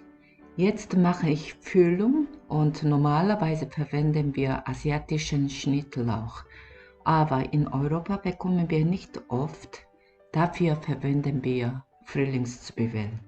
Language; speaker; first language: German; non-native, learner; Korean